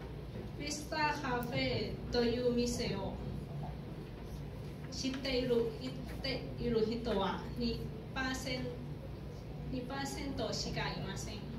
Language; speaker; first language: Japanese; non-native, learner; Thai